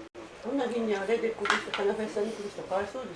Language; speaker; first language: Japanese; native; Japanese